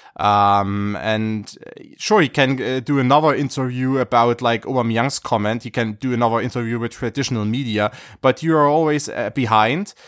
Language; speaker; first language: English; non-native, fluent; German